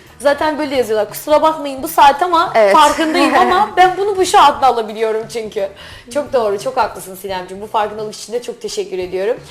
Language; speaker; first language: Turkish; native; Turkish